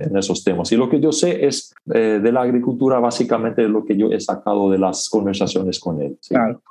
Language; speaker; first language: Spanish; non-native, local second language; Plautdietsch